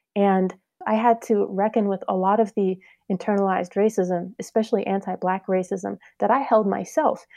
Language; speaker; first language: English; native; English